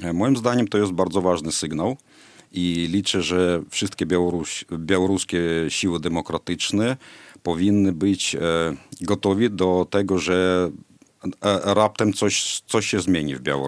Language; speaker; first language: Polish; non-native, fluent; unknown